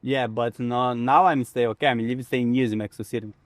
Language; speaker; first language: English; non-native, learner; Portuguese